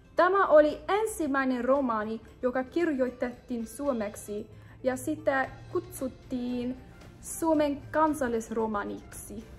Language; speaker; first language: Finnish; non-native, learner; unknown